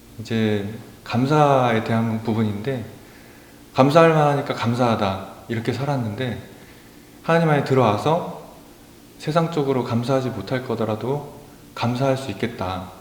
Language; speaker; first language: Korean; native; Korean